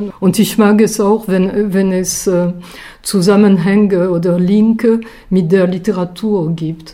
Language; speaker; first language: German; non-native, fluent; French